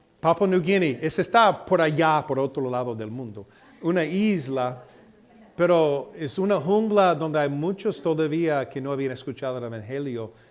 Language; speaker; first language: Spanish; non-native, fluent; English